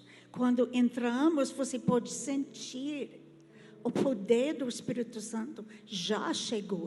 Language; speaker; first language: Portuguese; non-native, fluent; English